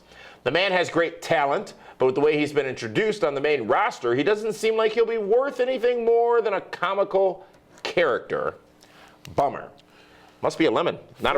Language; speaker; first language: English; native; English